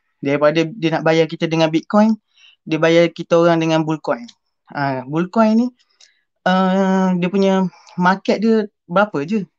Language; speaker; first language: Malay; native; Malay